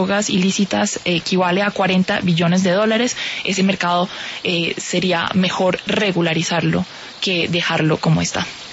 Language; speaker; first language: Spanish; native; Spanish